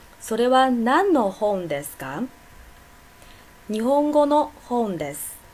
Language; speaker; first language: Japanese; non-native, fluent; Chinese